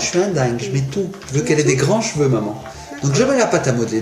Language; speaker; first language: French; native; French